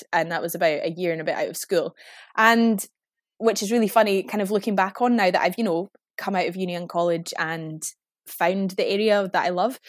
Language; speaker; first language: English; native; English